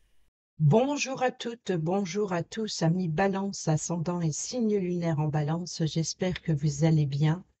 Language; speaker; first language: French; native; French